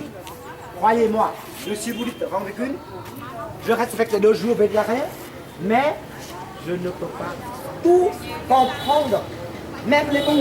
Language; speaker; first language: French; non-native, fluent; Vietnamese